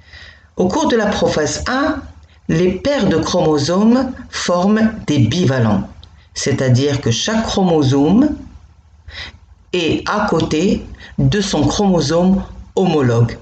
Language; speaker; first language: French; non-native, local second language; Arabic